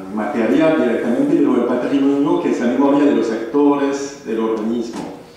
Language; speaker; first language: Spanish; non-native, learner; French